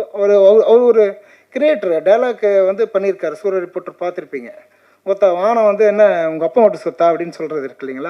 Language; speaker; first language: Tamil; native; Tamil